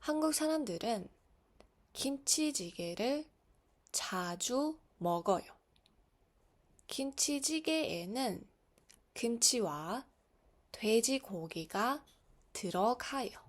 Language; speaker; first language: Korean; non-native, fluent; Mongolian